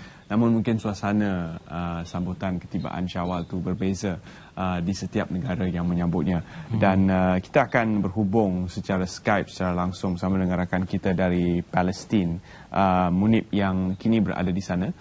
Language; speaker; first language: Malay; native; Malay